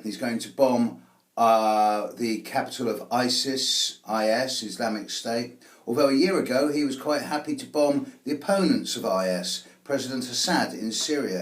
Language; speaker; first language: English; native; English